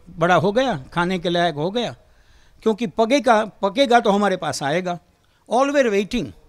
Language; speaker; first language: Hindi; non-native, local second language; Gujarati